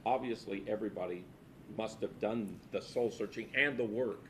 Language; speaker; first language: English; native; English